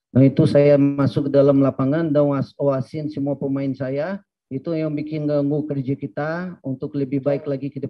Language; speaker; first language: Indonesian; non-native, fluent; Portuguese